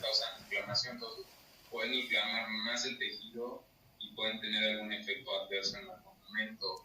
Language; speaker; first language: Spanish; native; Spanish